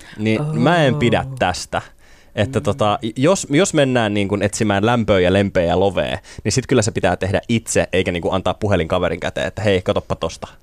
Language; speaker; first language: Finnish; native; Finnish